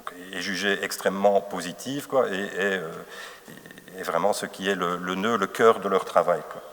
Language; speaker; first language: French; native; French